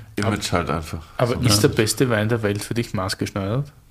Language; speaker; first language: German; native; German